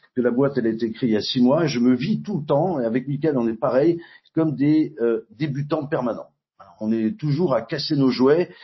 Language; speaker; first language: French; native; French